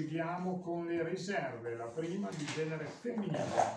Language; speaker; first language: Italian; native; Italian